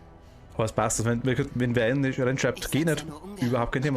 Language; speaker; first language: German; native; German